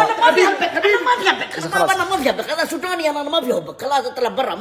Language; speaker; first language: Arabic; non-native, learner; Urdu